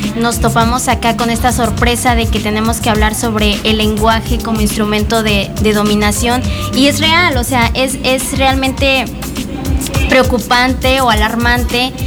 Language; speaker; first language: Spanish; native; Spanish